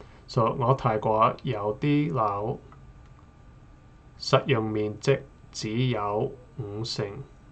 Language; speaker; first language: Cantonese; non-native, learner; English